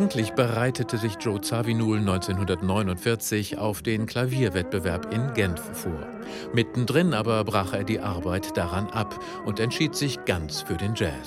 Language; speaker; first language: German; native; German